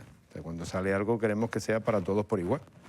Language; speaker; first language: Spanish; native; Spanish